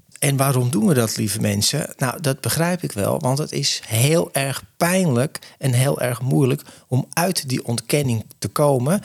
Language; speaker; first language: Dutch; native; Dutch